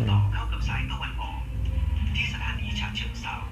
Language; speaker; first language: Thai; native; Thai